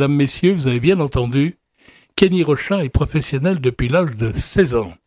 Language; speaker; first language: French; native; French